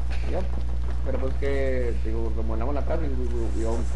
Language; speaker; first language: Spanish; early bilingual, heritage; Spanish